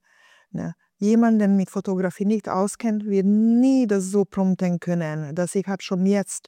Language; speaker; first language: German; non-native, fluent; Hungarian